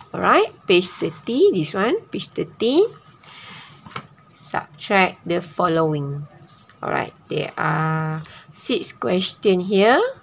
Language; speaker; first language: English; non-native, local second language; Malay